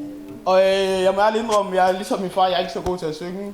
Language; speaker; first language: Danish; early bilingual, other home language; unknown